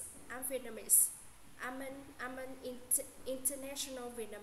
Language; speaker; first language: English; non-native, learner; Vietnamese